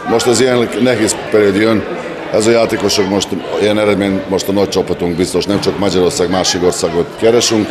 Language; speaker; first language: Hungarian; non-native, local second language; Serbian